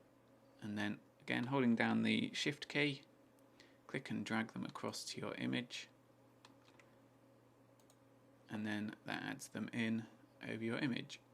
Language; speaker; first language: English; native; English